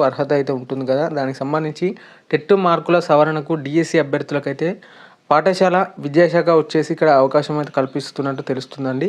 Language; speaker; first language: Telugu; native; Telugu